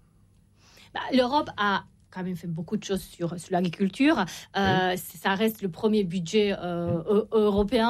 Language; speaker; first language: French; non-native, fluent; Romanian